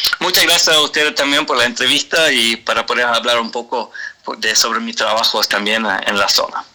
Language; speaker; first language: Spanish; non-native, fluent; Swedish